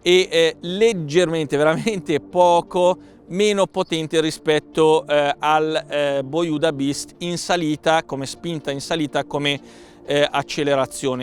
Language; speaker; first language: Italian; native; Italian